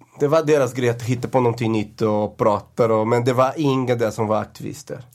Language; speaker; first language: Swedish; non-native, fluent; Portuguese